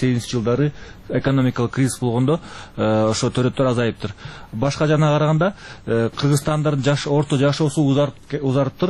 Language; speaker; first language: Kyrgyz; native; Kyrgyz